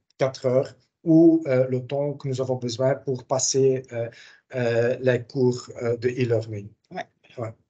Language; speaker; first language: French; non-native, local second language; Dutch